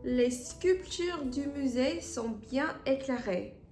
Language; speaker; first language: French; non-native, fluent; English